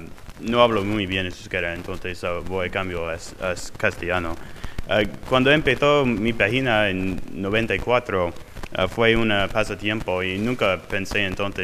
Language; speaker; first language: Spanish; non-native, fluent; English